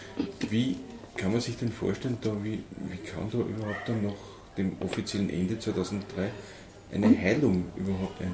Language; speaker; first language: German; native; German